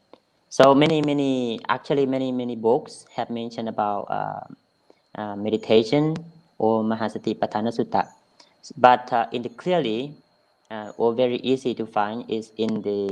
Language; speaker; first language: English; non-native, fluent; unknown